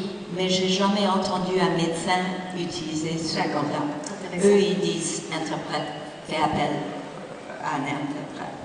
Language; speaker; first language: French; non-native, fluent; English